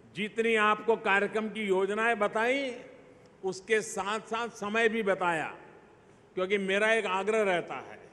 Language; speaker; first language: Hindi; non-native, local second language; Gujarati